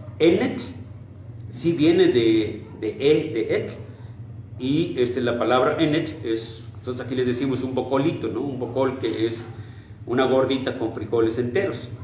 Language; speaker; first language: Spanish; non-native, local second language; Nahuatl languages